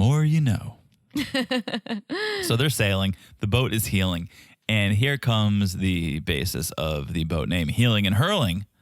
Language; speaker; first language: English; native; English